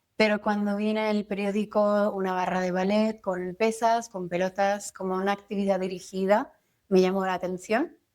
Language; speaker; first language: Spanish; non-native, fluent; French